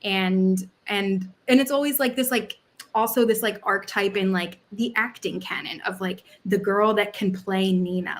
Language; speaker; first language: English; native; English